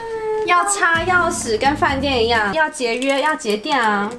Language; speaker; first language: Chinese; native; Chinese